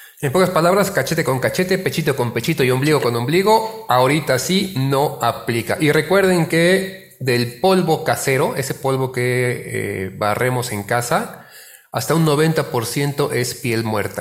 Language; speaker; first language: Spanish; native; Spanish